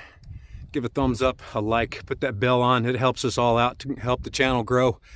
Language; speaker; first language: English; native; English